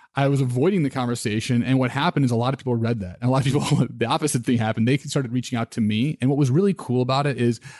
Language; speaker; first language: English; native; English